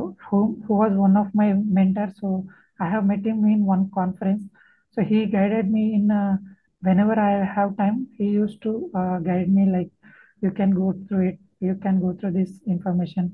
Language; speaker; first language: English; non-native, local second language; Telugu